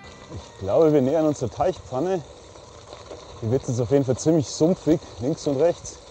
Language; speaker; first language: German; native; German